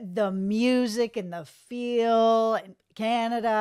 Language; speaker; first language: English; native; English